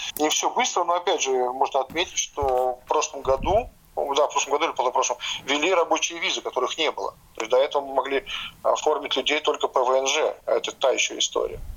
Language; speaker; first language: Russian; non-native, local second language; Latvian